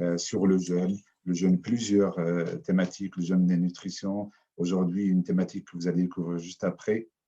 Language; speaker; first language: French; non-native, local second language; Arabic